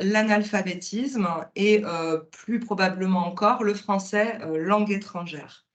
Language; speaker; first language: French; native; French